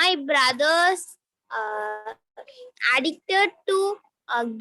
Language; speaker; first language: English; non-native, learner; Tamil